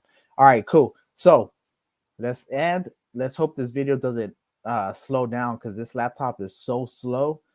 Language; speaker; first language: English; native; English